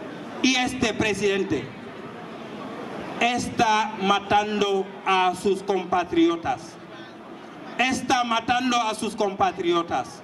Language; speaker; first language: Spanish; non-native, fluent; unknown